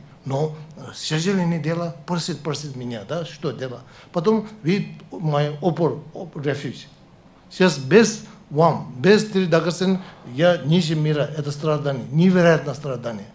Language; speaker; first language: Russian; non-native, learner; Tibetan